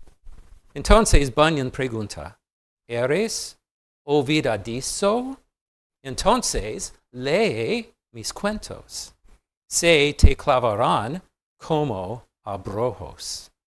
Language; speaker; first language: Spanish; non-native, fluent; English